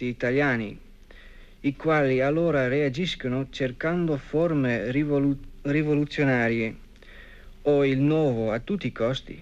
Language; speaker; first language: Italian; non-native, fluent; English